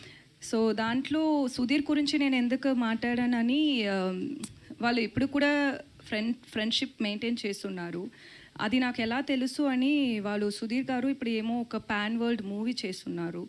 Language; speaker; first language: Telugu; non-native, learner; Tamil